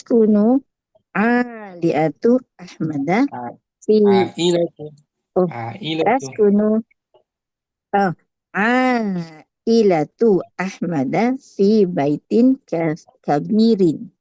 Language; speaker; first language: Arabic; non-native, learner; Indonesian